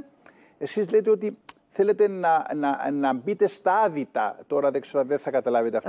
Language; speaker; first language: Greek; native; Greek